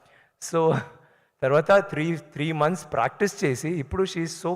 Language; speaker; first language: Telugu; non-native, local second language; Tamil